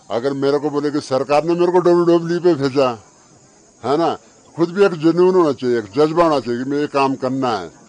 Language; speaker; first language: Hindi; native; Hindi